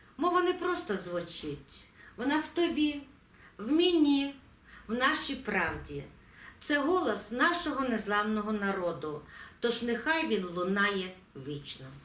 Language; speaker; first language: Ukrainian; native; Ukrainian